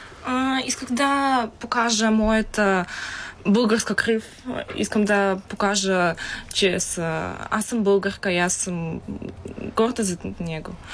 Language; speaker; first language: Bulgarian; early bilingual, heritage; Bulgarian